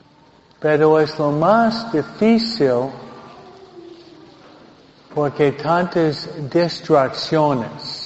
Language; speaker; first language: Spanish; non-native, fluent; English